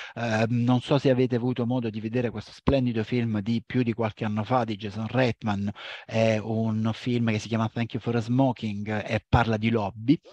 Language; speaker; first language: Italian; native; Italian